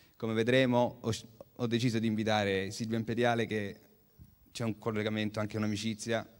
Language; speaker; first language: Italian; native; Italian